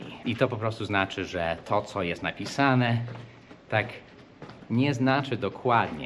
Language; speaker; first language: Polish; non-native, fluent; English